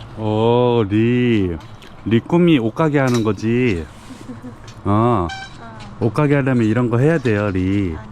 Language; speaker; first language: Korean; native; Korean